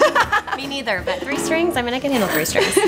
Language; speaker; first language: English; native; English